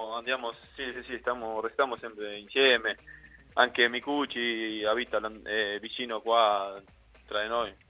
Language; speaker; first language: Italian; non-native, learner; Spanish